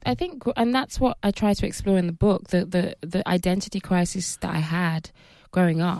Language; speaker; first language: English; native; English